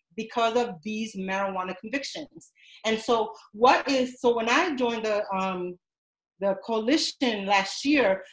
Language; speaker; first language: English; non-native, fluent; Spanish